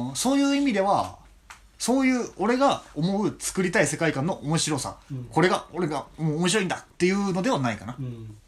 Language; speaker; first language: Japanese; native; Japanese